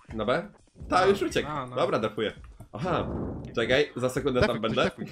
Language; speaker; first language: Polish; native; Polish